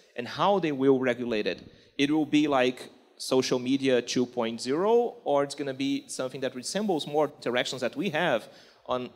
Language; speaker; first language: English; non-native, fluent; Portuguese